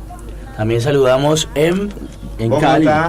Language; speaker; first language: Spanish; native; Spanish